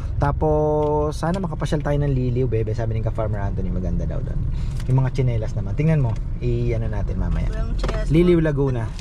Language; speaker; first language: Filipino; non-native, local second language; Bikol